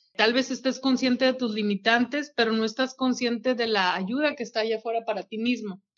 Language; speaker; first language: Spanish; native; Spanish